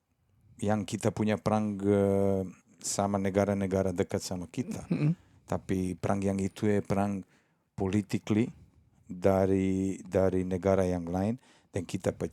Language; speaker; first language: Indonesian; non-native, fluent; Serbian